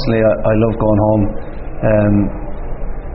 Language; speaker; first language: English; native; English